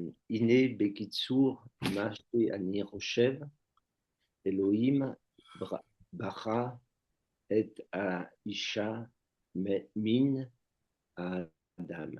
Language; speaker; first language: Hebrew; non-native, learner; French